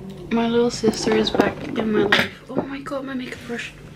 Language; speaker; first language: English; non-native, fluent; Dutch